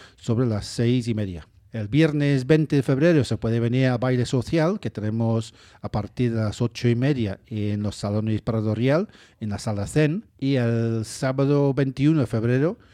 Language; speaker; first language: Spanish; non-native, fluent; English